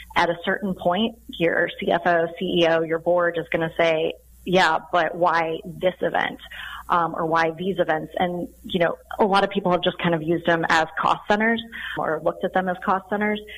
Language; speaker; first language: English; native; English